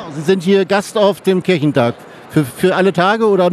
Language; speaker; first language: German; native; German